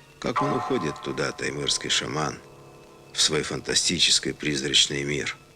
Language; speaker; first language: Russian; native; Russian